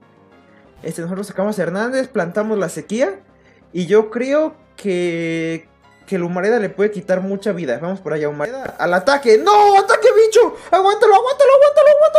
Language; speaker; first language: Spanish; native; Spanish